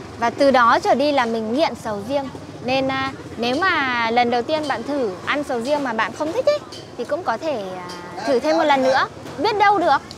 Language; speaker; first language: Vietnamese; native; Vietnamese